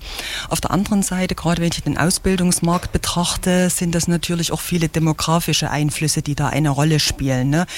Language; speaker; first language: German; native; German